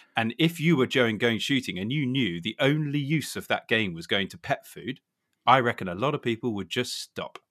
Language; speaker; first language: English; native; English